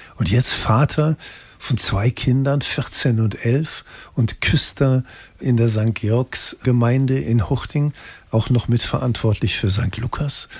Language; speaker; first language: German; native; German